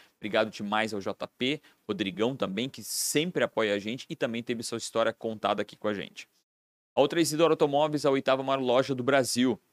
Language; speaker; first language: Portuguese; native; Portuguese